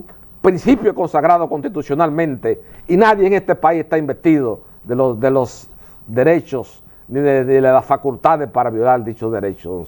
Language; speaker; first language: Spanish; native; Spanish